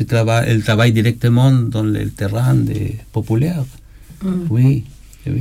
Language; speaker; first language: French; non-native, learner; Spanish